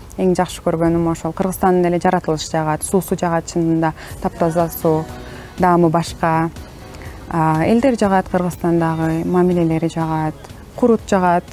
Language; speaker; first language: Kyrgyz; non-native, local second language; Turkish